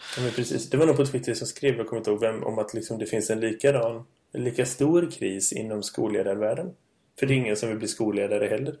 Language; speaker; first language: Swedish; native; Swedish